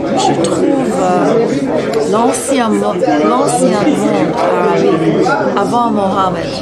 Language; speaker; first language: French; non-native, fluent; English